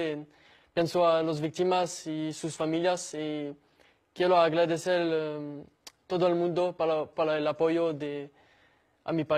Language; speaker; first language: Spanish; non-native, learner; French